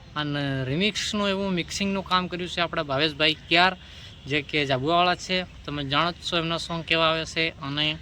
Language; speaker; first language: Gujarati; non-native, local second language; Bhili